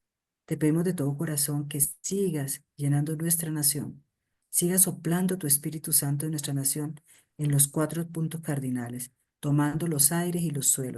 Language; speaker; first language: Spanish; native; Spanish